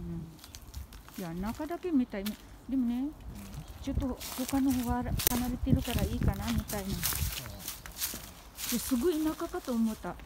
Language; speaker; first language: Japanese; non-native, learner; Filipino